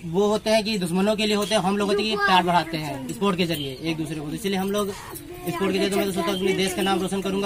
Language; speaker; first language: Hindi; native; Hindi